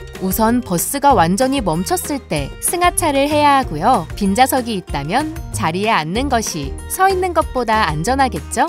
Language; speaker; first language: Korean; native; Korean